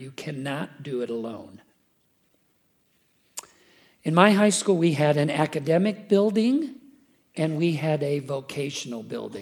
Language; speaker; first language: English; native; English